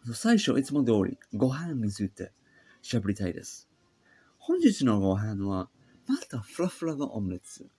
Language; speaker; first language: Japanese; non-native, learner; English